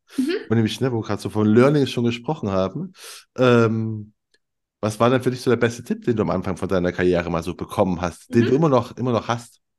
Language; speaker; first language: German; native; German